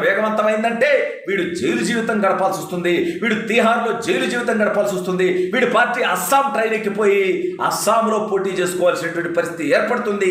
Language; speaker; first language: Telugu; native; Telugu